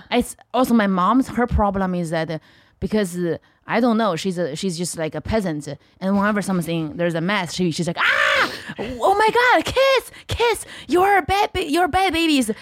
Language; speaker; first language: English; non-native, fluent; Chinese